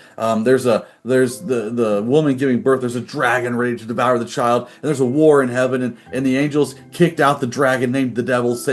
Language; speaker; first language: English; native; English